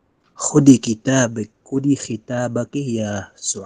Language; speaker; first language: Arabic; non-native, learner; Filipino